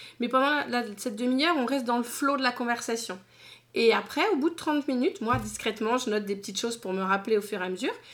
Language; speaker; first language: French; native; French